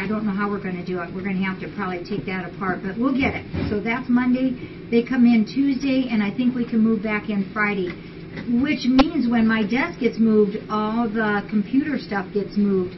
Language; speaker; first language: English; native; English